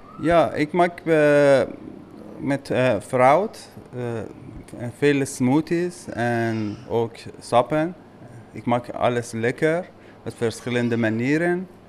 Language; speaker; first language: Dutch; non-native, learner; Persian